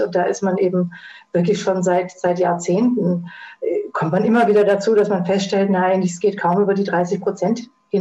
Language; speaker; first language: German; native; German